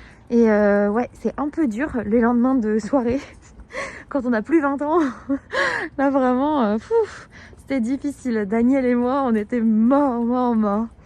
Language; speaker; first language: French; native; French